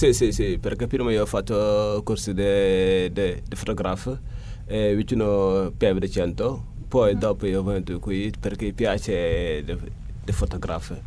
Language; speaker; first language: Italian; non-native, learner; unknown